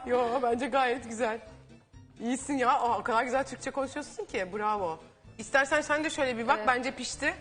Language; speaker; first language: Turkish; native; Turkish